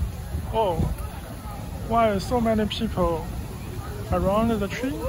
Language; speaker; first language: English; non-native, learner; Chinese